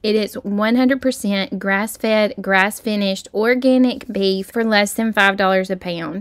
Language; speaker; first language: English; native; English